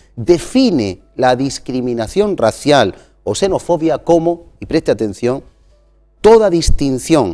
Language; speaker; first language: Spanish; native; Spanish